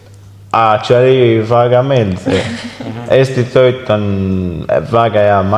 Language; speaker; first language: Estonian; non-native, learner; Italian